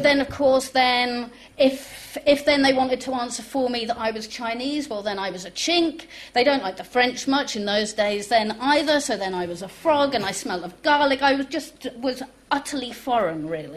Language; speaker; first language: English; non-native, local second language; French